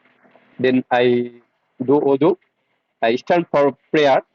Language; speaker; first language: English; non-native, learner; Bangla